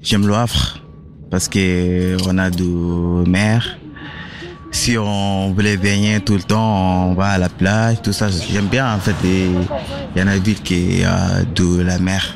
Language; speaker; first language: French; non-native, learner; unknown